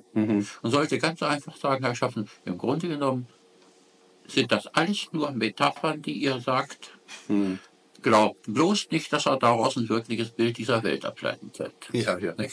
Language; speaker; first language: German; native; German